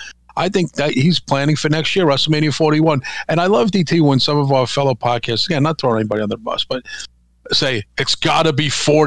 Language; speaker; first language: English; native; English